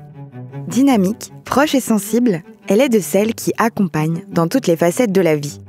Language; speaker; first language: French; native; French